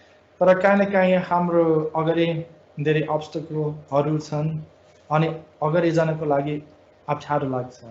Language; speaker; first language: Nepali; non-native, fluent; English